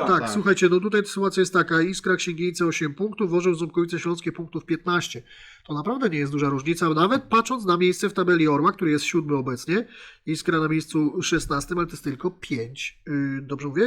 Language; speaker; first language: Polish; native; Polish